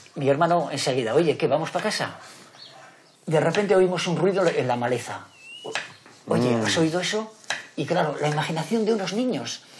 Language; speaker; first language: Spanish; native; Spanish